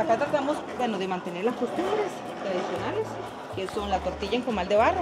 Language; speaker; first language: Spanish; native; Spanish